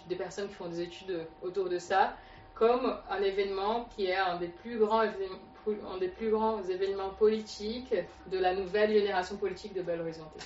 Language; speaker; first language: French; native; French